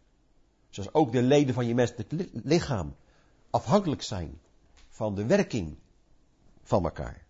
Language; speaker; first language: Dutch; native; Dutch